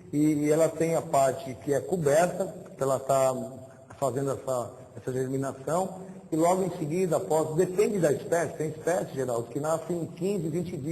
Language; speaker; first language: Portuguese; native; Portuguese